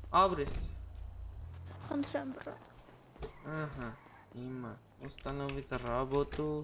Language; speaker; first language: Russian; non-native, learner; Armenian